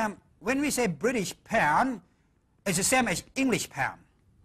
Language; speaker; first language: English; non-native, fluent; Thai